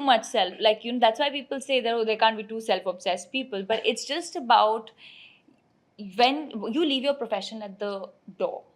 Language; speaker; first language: English; non-native, local second language; Hindi